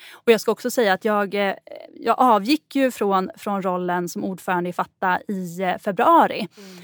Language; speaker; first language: Swedish; native; Swedish